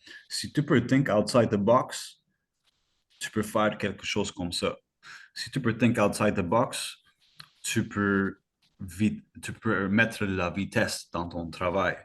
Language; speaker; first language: French; non-native, fluent; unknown